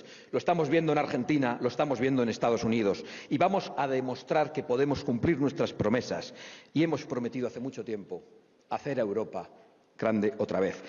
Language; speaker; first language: Spanish; native; Spanish